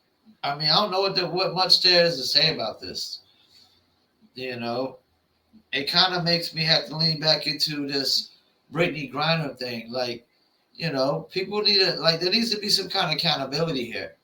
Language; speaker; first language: English; native; English